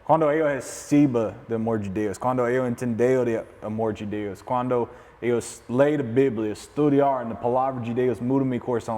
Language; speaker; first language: Portuguese; non-native, learner; English